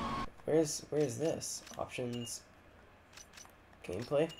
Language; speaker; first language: English; native; English